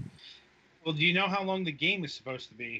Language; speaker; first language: English; native; English